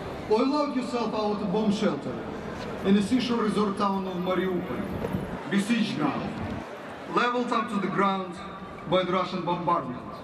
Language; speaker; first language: English; non-native, fluent; Ukrainian